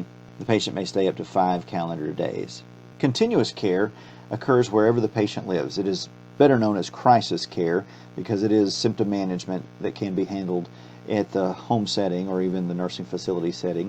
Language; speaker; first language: English; native; English